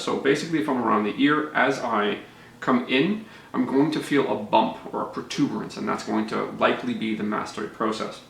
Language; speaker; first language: English; native; English